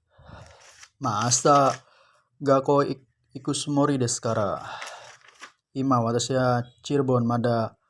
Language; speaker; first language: Japanese; non-native, learner; Indonesian